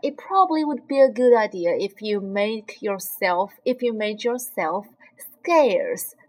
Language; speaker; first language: English; non-native, fluent; Chinese